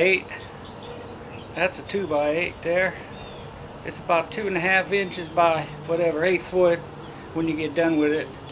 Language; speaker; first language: English; native; English